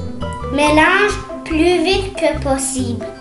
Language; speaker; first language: French; non-native, learner; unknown